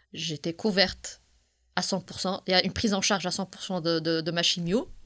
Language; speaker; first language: French; non-native, local second language; Arabic